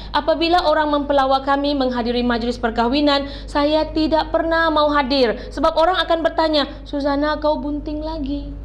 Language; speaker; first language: Malay; native; Malay